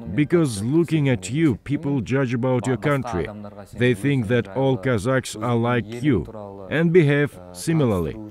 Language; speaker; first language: English; non-native, fluent; Kazakh